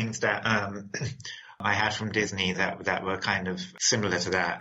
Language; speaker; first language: English; native; English